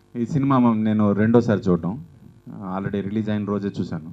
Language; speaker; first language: Telugu; native; Telugu